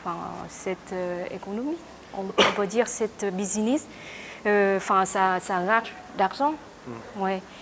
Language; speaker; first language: French; non-native, learner; Vietnamese